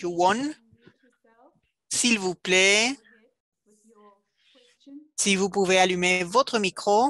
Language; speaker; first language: French; non-native, fluent; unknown